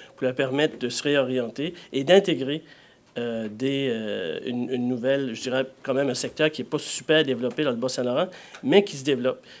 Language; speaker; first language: French; native; French